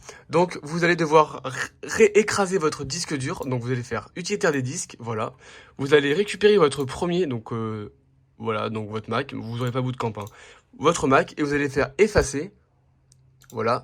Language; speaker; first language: French; native; French